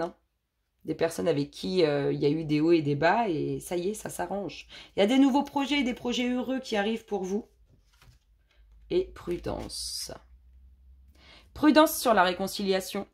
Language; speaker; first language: French; native; French